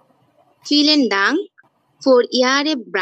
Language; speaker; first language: German; non-native, learner; Bangla